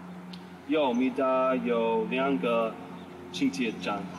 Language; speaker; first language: Chinese; non-native, learner; English